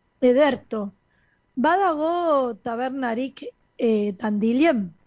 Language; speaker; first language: Basque; non-native, learner; Spanish